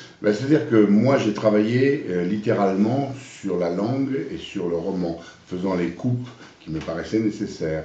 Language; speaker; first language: French; native; French